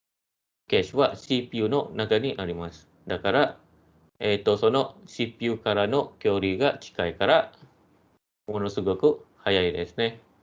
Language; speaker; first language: Japanese; non-native, fluent; Malay